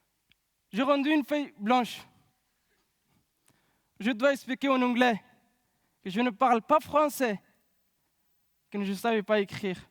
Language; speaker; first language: French; non-native, learner; Pashto